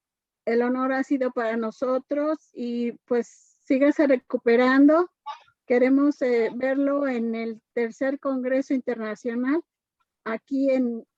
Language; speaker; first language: Spanish; native; Spanish